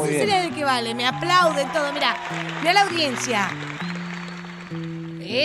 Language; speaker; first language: Spanish; native; Spanish